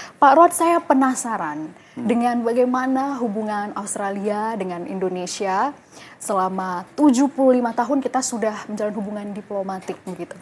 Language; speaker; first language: Indonesian; native; Indonesian